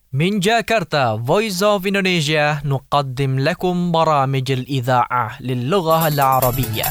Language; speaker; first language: Arabic; native; Arabic